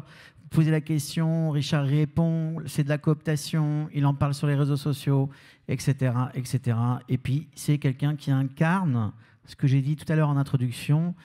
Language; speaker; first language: French; native; French